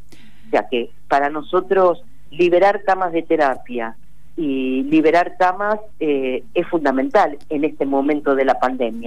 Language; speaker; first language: Spanish; native; Spanish